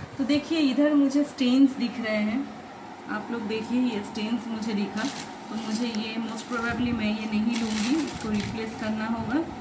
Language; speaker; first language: Hindi; non-native, local second language; Bangla